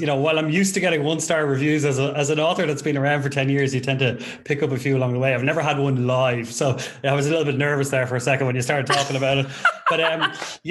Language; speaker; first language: English; native; English